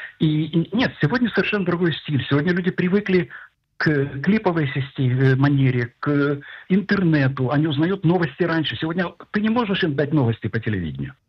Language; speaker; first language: Russian; native; Russian